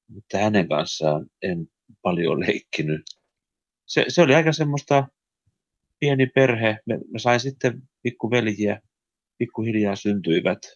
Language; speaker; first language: Finnish; early bilingual, heritage; Finnish